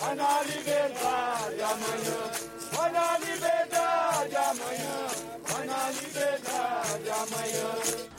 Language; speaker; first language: Portuguese; native; Portuguese